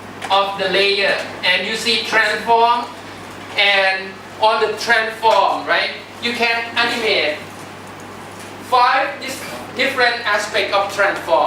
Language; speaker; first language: English; non-native, fluent; Thai